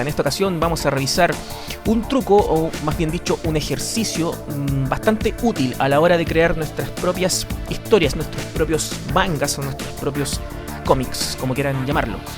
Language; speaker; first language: Spanish; native; Spanish